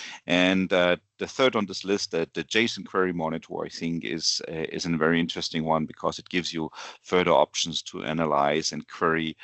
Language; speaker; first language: English; non-native, fluent; German